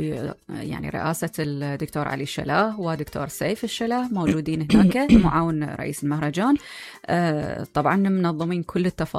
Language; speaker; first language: Arabic; native; Arabic